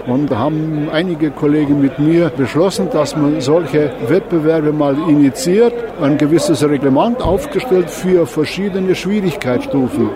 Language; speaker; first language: German; native; German